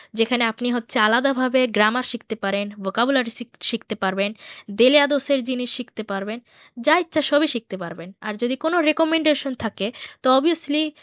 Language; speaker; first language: Bangla; early bilingual, heritage; Bangla